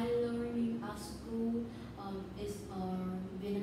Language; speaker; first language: English; non-native, learner; Vietnamese